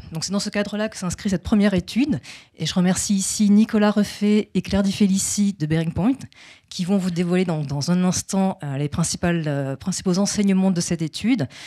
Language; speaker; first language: French; native; French